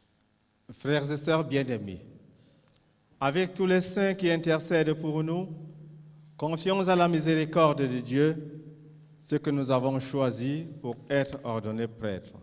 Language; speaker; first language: French; native; French